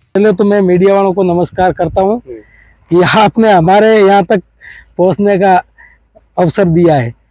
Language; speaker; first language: Hindi; native; Hindi